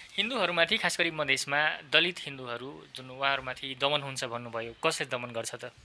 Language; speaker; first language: Nepali; non-native, local second language; Maithili